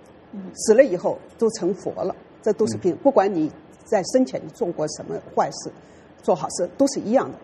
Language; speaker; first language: Chinese; native; Chinese